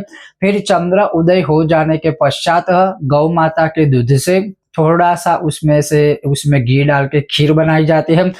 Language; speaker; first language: Hindi; native; Hindi